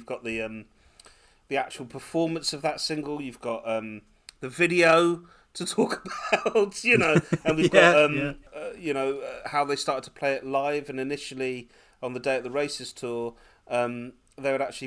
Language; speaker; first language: English; native; English